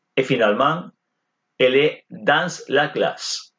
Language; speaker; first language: French; non-native, fluent; Spanish